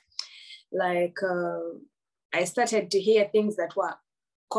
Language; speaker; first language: English; non-native, local second language; Ganda